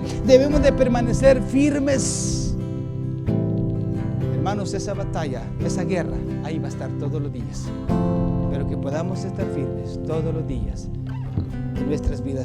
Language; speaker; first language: Spanish; native; Spanish